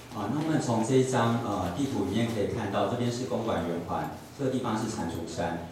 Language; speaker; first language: Chinese; native; Chinese